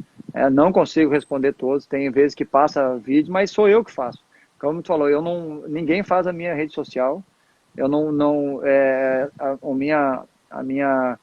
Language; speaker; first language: Portuguese; native; Portuguese